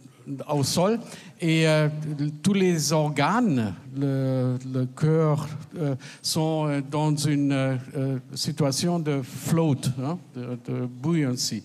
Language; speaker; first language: French; non-native, fluent; German